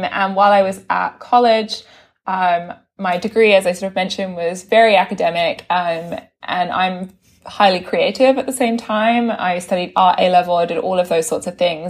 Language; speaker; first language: English; native; English